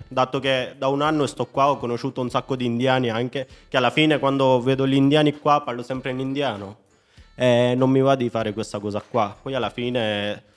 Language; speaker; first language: Italian; non-native, fluent; Hindi